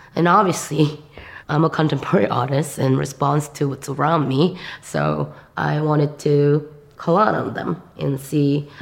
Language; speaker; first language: English; non-native, fluent; Korean